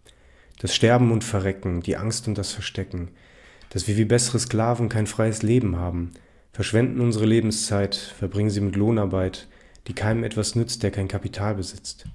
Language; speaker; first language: German; native; German